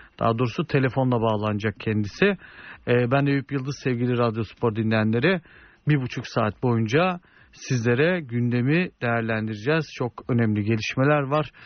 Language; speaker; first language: Turkish; native; Turkish